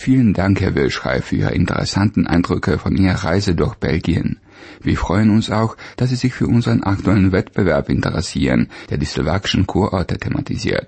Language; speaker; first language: German; native; German